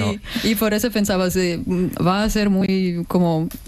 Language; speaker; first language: Spanish; non-native, learner; Russian